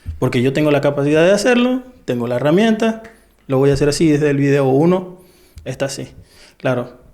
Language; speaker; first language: Spanish; native; Spanish